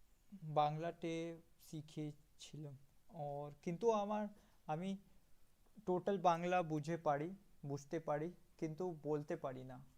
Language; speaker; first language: Bangla; non-native, learner; Hindi